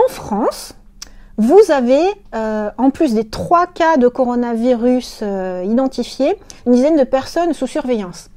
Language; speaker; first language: French; native; French